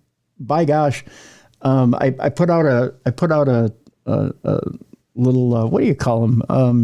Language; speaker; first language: English; native; English